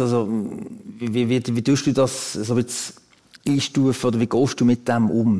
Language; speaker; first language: German; native; German